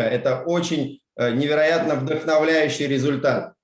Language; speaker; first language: Russian; native; Russian